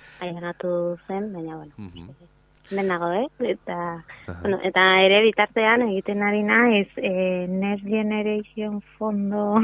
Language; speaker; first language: Basque; non-native, local second language; Spanish